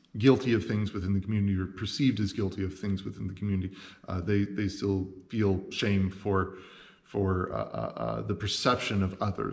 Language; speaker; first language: English; native; English